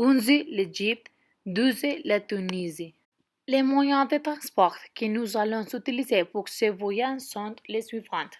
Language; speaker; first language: French; non-native, learner; Spanish